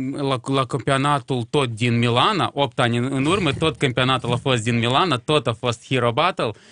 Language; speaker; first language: Romanian; non-native, local second language; Russian